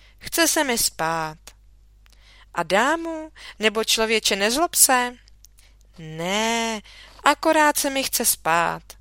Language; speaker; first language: Czech; native; Czech